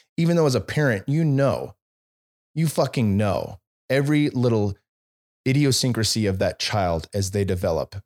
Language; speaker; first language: English; native; English